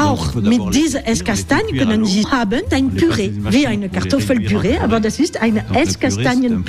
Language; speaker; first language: German; non-native, learner; French